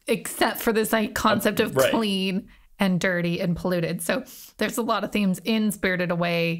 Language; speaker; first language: English; native; English